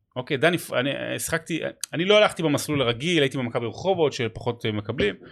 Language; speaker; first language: Hebrew; native; Hebrew